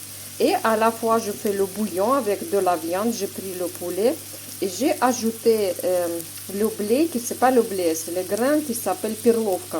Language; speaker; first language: French; non-native, fluent; Russian